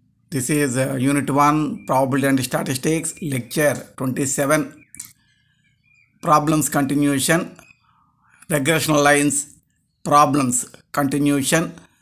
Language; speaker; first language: English; non-native, local second language; Telugu